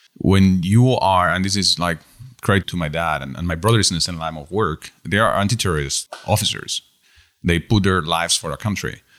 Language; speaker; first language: English; non-native, fluent; Spanish